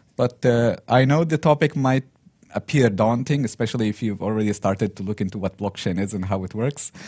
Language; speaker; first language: English; non-native, fluent; Arabic